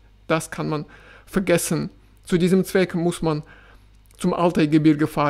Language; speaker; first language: German; non-native, fluent; Russian